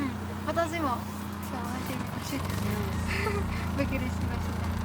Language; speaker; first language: Japanese; non-native, learner; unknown